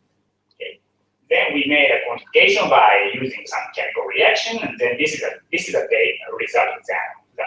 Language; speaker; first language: English; non-native, fluent; Japanese